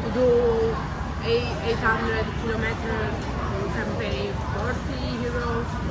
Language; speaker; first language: English; non-native, learner; Italian